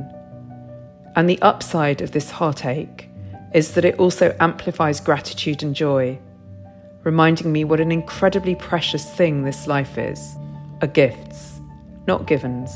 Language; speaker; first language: English; native; English